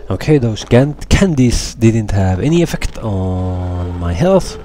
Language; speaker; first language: English; non-native, fluent; Finnish